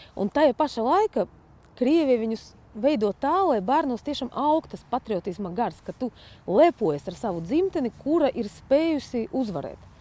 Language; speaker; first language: Latvian; non-native, fluent; Russian